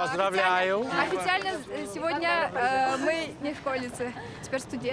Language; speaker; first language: Russian; non-native, local second language; Kyrgyz